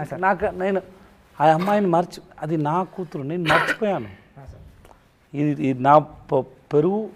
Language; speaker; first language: Telugu; non-native, learner; Tamil